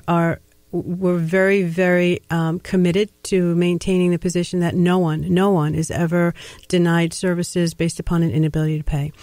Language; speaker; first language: English; native; English